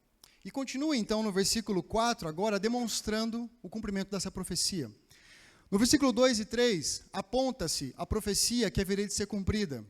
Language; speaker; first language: Portuguese; native; Portuguese